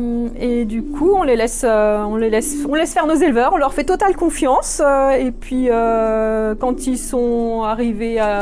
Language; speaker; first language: French; native; French